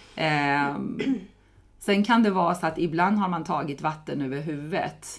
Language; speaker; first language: Swedish; non-native, fluent; Persian